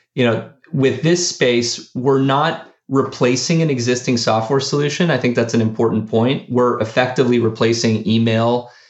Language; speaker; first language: English; early bilingual, other home language; Spanish